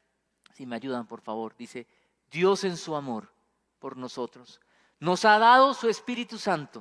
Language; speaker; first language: Spanish; native; Spanish